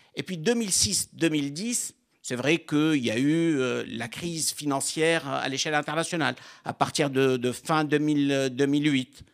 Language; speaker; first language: French; non-native, local second language; Arabic